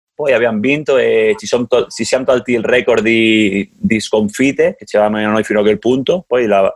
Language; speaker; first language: Italian; non-native, fluent; Catalan